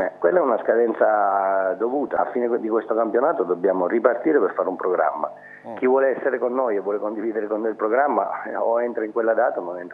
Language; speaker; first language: Italian; native; Italian